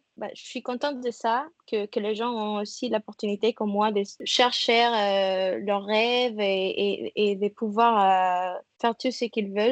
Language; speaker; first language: French; non-native, fluent; Spanish